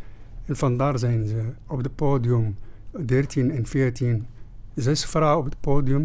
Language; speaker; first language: Dutch; non-native, fluent; Arabic